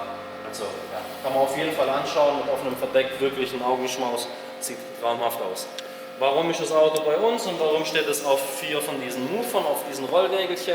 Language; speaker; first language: German; native; German